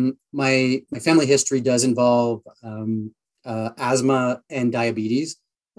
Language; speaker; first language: English; native; English